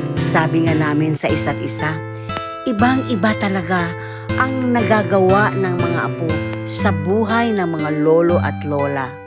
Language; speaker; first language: Filipino; native; Filipino